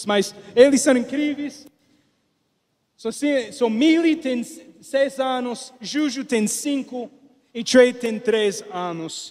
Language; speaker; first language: Portuguese; non-native, learner; English